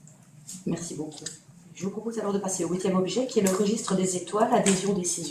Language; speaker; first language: French; native; French